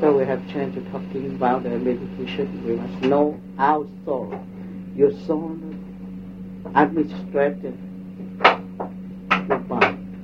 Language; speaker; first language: English; non-native, learner; Vietnamese